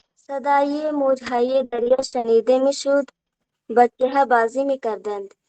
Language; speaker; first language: Persian; non-native, learner; Urdu